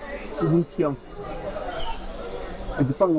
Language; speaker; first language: French; non-native, fluent; Spanish